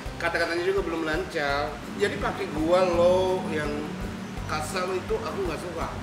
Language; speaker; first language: Indonesian; non-native, fluent; Japanese